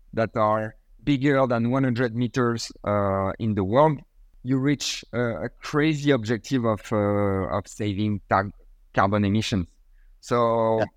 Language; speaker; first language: English; non-native, fluent; French